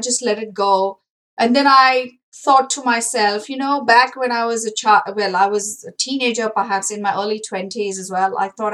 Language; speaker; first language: English; non-native, local second language; Marathi